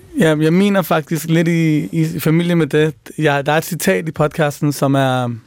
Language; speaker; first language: Danish; early bilingual, other home language; Persian